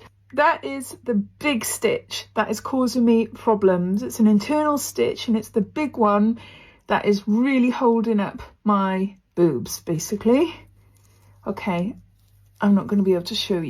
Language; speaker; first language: English; native; English